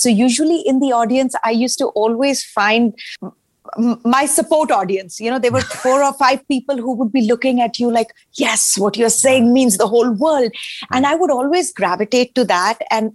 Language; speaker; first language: English; non-native, local second language; Hindi